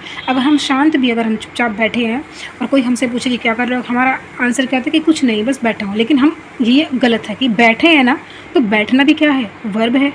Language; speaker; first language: Hindi; native; Hindi